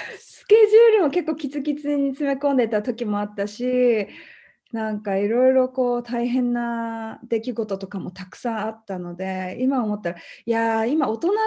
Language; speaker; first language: Japanese; native; Japanese